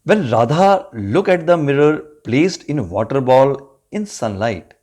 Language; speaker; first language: English; non-native, local second language; Punjabi